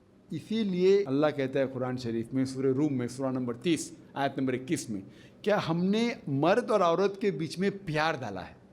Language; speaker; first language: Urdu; non-native, local second language; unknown